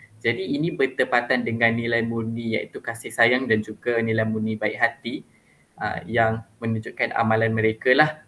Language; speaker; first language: Malay; native; Malay